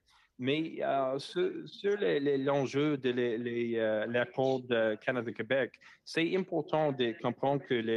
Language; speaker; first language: French; non-native, local second language; English